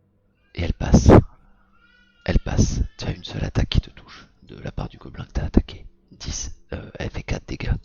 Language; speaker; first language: French; native; French